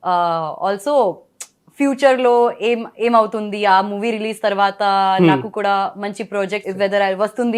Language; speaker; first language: Telugu; non-native, learner; Gujarati